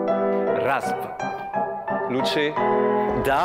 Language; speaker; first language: Russian; non-native, learner; French